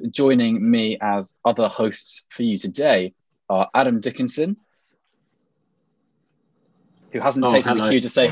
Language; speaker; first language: English; native; English